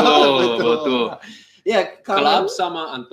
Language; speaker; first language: Indonesian; non-native, learner; English